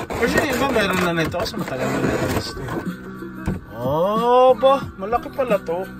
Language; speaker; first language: Filipino; native; Filipino